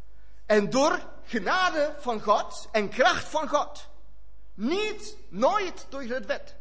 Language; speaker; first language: Dutch; non-native, fluent; German